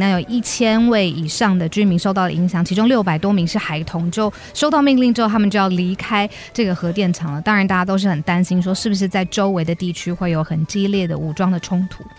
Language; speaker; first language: Chinese; native; Chinese